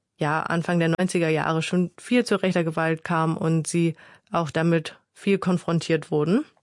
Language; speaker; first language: German; early bilingual, other home language; Vietnamese